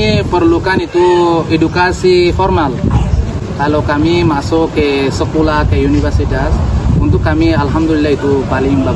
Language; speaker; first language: Indonesian; non-native, learner; Rohingya